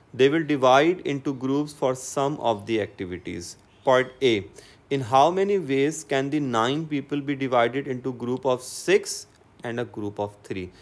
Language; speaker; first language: English; non-native, local second language; Urdu